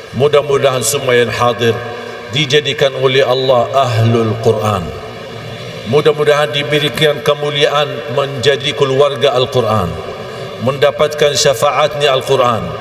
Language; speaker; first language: Malay; non-native, fluent; Arabic